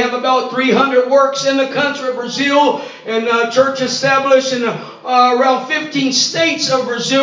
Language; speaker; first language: English; non-native, fluent; Portuguese